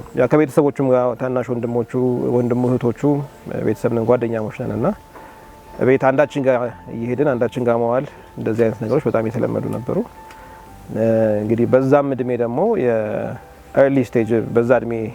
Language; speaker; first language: Amharic; native; Amharic